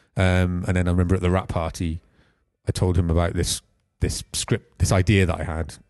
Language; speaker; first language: English; native; English